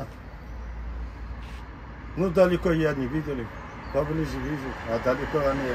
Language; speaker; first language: Russian; non-native, local second language; Kazakh